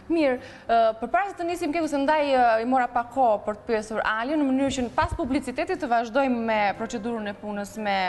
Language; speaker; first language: Albanian; native; Albanian